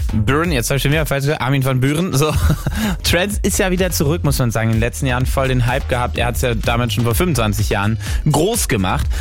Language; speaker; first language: German; native; German